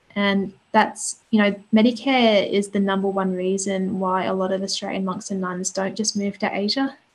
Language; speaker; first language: English; native; English